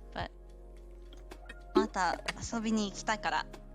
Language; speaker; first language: Japanese; non-native, learner; English